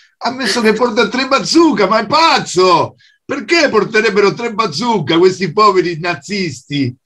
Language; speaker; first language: Italian; non-native, fluent; Spanish